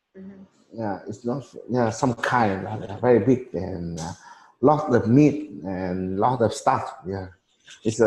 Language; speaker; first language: English; non-native, learner; Vietnamese